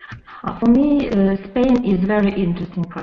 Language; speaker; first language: English; non-native, learner; Russian